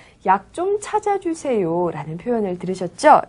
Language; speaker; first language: Korean; native; Korean